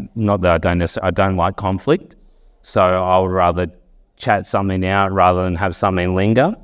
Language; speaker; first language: English; native; English